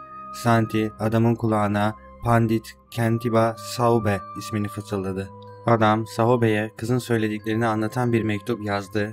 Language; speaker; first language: Turkish; native; Turkish